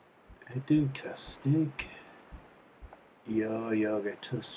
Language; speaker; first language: Swedish; non-native, learner; English